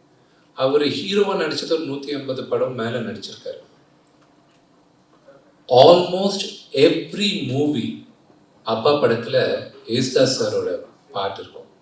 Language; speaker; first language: Tamil; non-native, fluent; Telugu